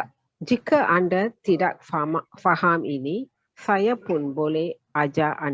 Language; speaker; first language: Indonesian; non-native, learner; Tamil